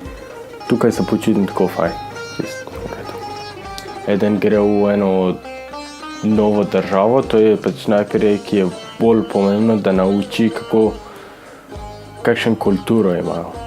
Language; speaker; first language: Slovenian; non-native, learner; Persian